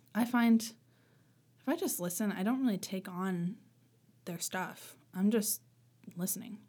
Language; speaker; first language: English; native; English